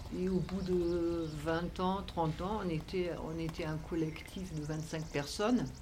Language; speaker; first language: French; non-native, fluent; German